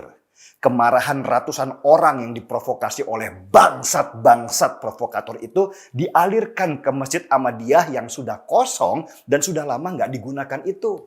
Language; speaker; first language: Indonesian; native; Indonesian